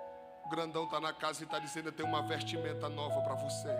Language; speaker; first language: Portuguese; native; Portuguese